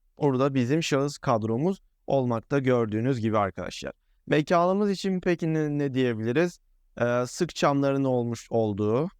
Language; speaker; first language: Turkish; native; Turkish